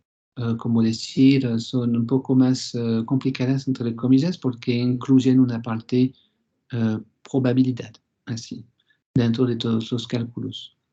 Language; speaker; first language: Spanish; non-native, fluent; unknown